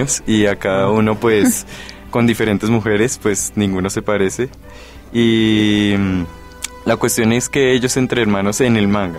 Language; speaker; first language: Spanish; native; Spanish